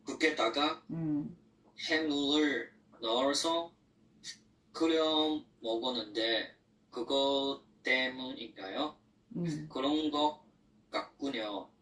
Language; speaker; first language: Korean; non-native, learner; Chinese